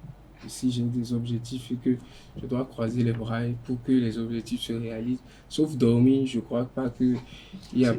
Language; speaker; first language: French; non-native, local second language; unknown